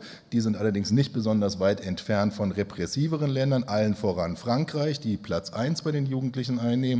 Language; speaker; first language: German; native; German